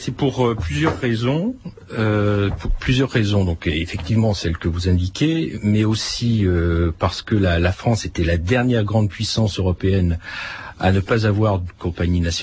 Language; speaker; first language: French; native; French